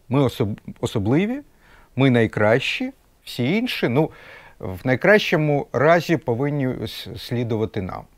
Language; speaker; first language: Ukrainian; non-native, local second language; Russian